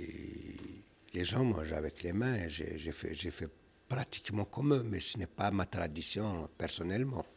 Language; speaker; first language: French; non-native, local second language; Kabyle